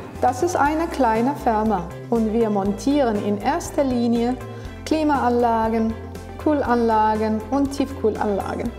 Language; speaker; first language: German; non-native, fluent; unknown